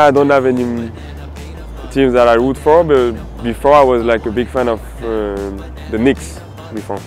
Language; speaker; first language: English; non-native, fluent; French